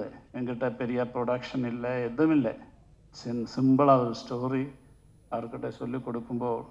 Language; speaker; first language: Tamil; non-native, learner; Malayalam